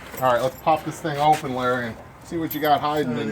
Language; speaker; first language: English; native; English